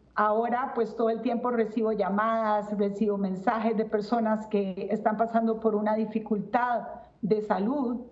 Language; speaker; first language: Spanish; native; Spanish